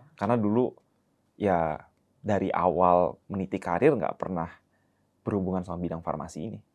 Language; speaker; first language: Indonesian; early bilingual, heritage; Indonesian